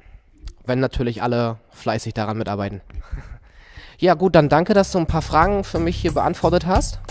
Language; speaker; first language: German; native; German